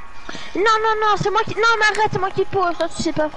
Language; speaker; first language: French; native; French